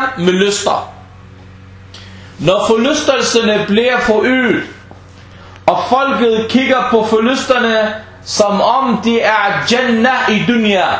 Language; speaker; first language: Danish; early bilingual, other home language; Arabic